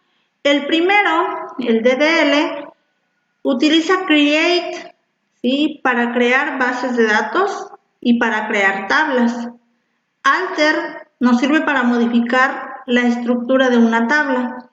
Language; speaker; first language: Spanish; native; Spanish